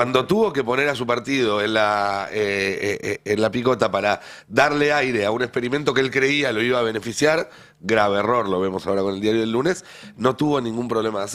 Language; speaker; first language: Spanish; native; Spanish